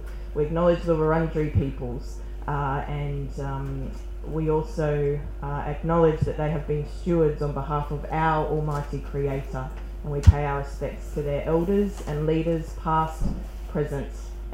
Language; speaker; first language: English; native; English